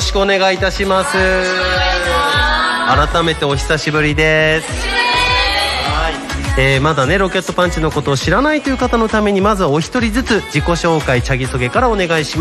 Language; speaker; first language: Japanese; native; Japanese